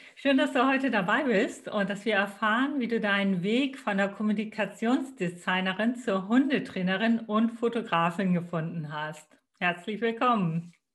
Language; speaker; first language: German; native; German